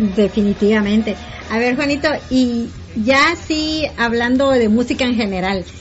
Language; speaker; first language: Spanish; native; Spanish